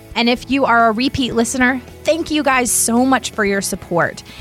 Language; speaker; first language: English; native; English